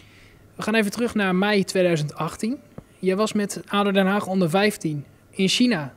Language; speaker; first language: Dutch; native; Dutch